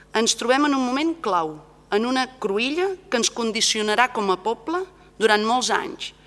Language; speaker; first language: Catalan; native; Catalan